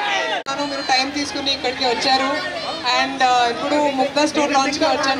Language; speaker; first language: Telugu; non-native, fluent; Hindi